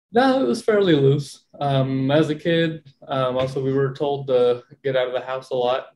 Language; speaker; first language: English; native; English